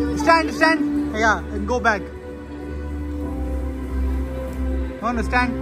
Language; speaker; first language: English; non-native, local second language; Hindi